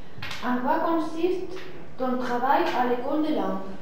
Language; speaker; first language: French; non-native, learner; Spanish